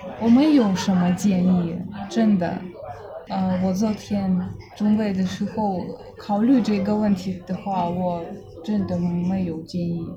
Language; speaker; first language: Chinese; non-native, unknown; Russian